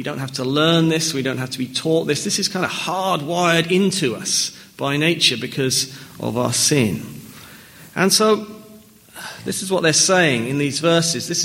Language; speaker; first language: English; native; English